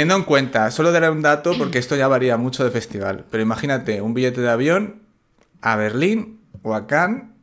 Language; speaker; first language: Spanish; native; Spanish